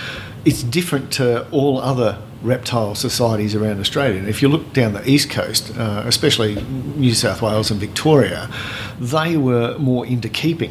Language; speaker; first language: English; native; English